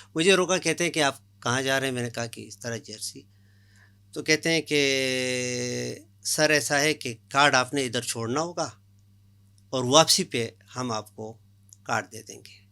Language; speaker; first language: Urdu; non-native, local second language; Pashto